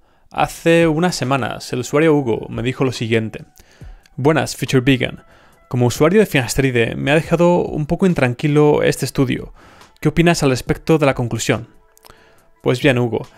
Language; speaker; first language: Spanish; native; Spanish